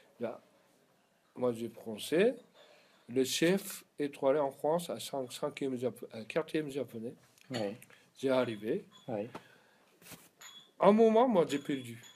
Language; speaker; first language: French; non-native, learner; Japanese